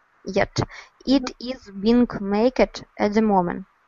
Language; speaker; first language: English; non-native, learner; Russian